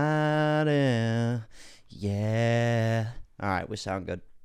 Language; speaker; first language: English; native; English